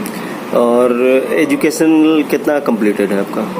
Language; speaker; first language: Hindi; native; Hindi